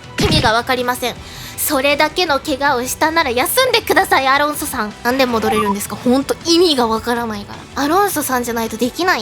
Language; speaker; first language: Japanese; native; Japanese